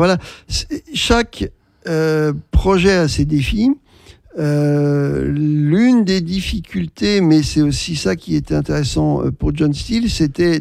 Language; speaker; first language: French; native; French